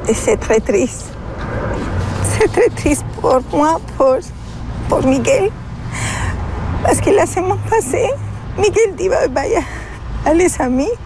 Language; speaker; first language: French; non-native, learner; Spanish